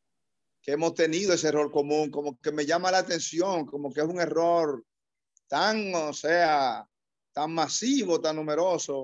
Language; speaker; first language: Spanish; native; Spanish